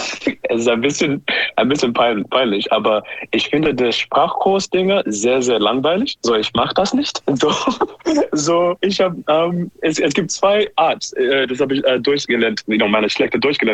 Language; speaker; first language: German; non-native, learner; English